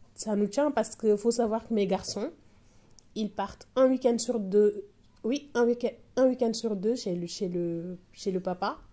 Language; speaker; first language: French; non-native, local second language; Wolof